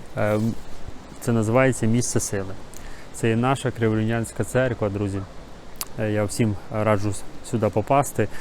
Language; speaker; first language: Ukrainian; native; Ukrainian